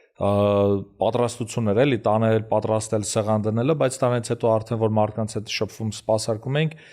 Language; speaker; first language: Armenian; early bilingual, heritage; Armenian